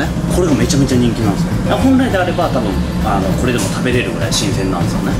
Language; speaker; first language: Japanese; native; Japanese